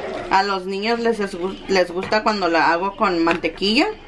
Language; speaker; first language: Spanish; early bilingual, heritage; Spanish